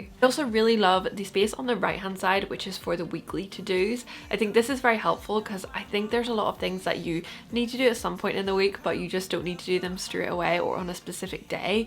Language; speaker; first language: English; native; English